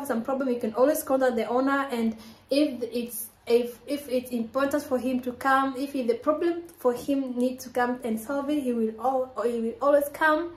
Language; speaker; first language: English; non-native, local second language; Swahili